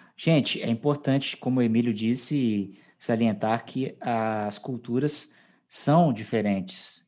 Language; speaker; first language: Portuguese; native; Portuguese